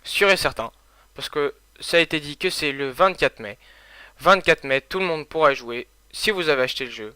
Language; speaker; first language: French; native; French